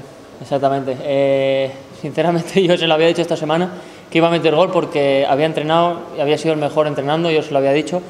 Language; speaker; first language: Spanish; native; Spanish